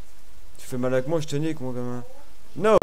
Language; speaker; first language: French; native; French